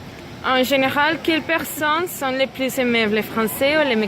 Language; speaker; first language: French; non-native, learner; Spanish